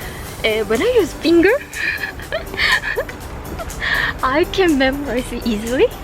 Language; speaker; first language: English; non-native, fluent; Korean